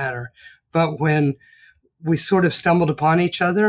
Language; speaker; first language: English; native; English